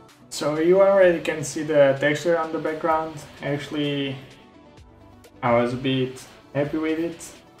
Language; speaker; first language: English; non-native, fluent; Portuguese